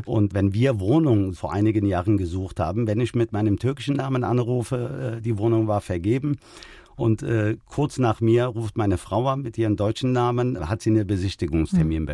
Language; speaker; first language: German; early bilingual, other home language; Turkish